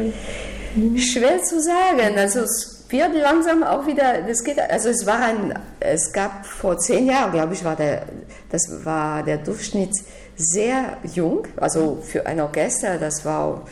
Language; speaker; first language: German; non-native, fluent; French